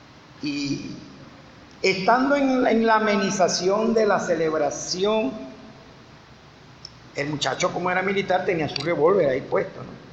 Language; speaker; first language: Spanish; native; Spanish